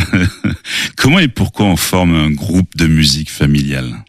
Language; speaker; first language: French; native; French